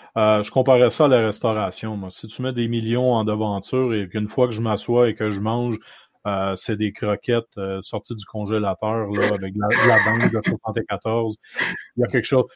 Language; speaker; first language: French; native; French